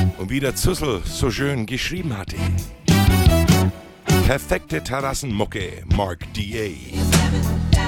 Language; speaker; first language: German; native; German